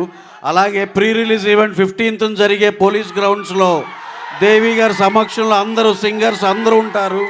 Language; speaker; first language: Telugu; native; Telugu